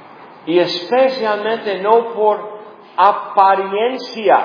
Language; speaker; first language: Spanish; non-native, fluent; English